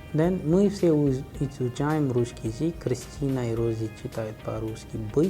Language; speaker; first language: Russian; non-native, fluent; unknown